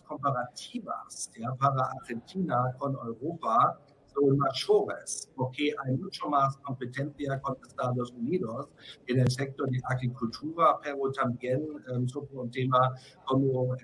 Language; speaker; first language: Spanish; non-native, fluent; German